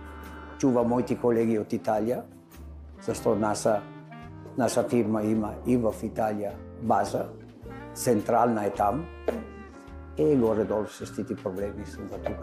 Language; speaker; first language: Bulgarian; non-native, learner; Italian